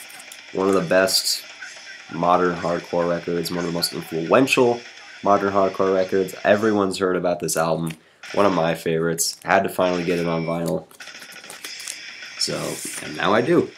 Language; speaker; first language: English; native; English